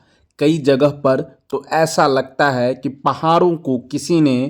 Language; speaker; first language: Hindi; native; Hindi